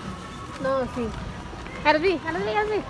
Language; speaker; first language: Spanish; native; Spanish